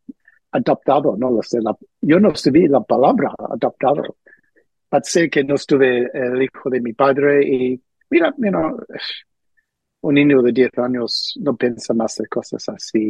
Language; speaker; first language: Spanish; early bilingual, heritage; Spanish